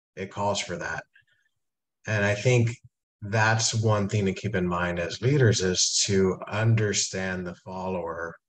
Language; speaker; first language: English; native; English